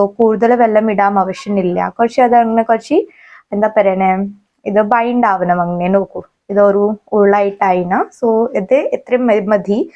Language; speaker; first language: Malayalam; non-native, local second language; Hindi